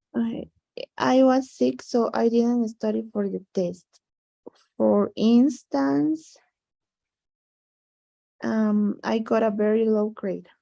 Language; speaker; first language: English; non-native, learner; Spanish